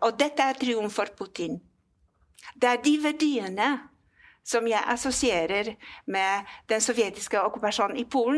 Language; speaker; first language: Norwegian; non-native, fluent; Polish